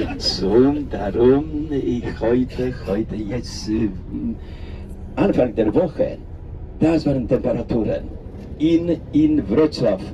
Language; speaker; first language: German; non-native, fluent; Polish